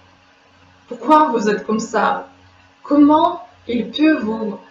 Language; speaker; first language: French; non-native, fluent; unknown